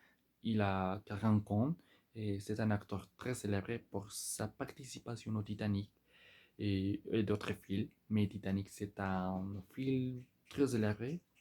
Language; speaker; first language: French; non-native, learner; Spanish